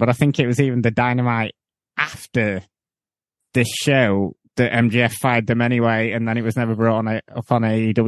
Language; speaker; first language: English; native; English